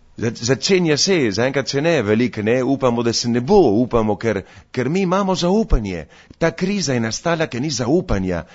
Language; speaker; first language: Slovenian; early bilingual, heritage; Slovenian